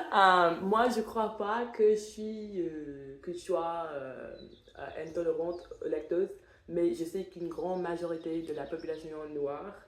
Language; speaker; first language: French; non-native, fluent; English